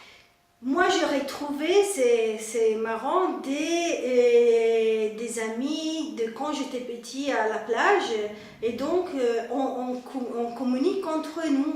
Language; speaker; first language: French; non-native, fluent; Spanish